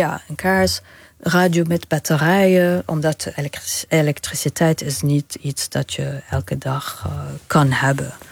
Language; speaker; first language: Dutch; non-native, fluent; Arabic